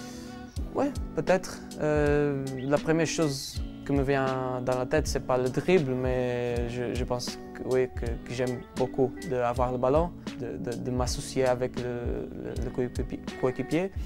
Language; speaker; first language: French; non-native, learner; Portuguese